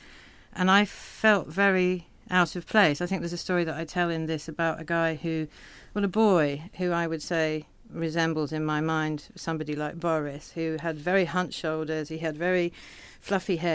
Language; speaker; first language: English; native; English